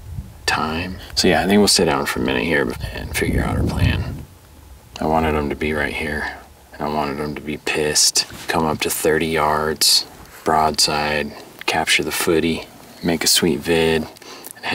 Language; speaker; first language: English; native; English